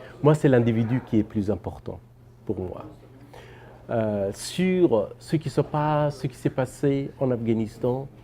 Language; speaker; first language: French; non-native, fluent; Persian